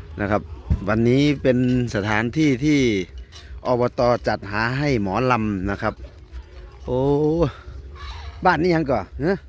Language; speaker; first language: Thai; non-native, local second language; Northeastern Thai